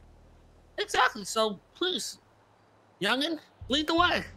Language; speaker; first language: English; native; English